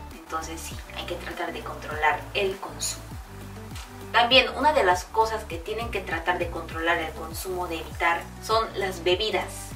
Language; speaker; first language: Spanish; non-native, fluent; Korean